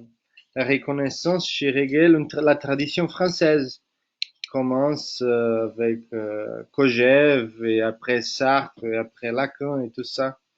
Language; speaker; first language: French; non-native, fluent; Portuguese